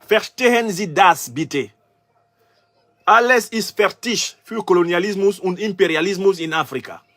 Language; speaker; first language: German; non-native, learner; French